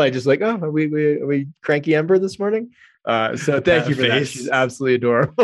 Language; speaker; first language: English; native; English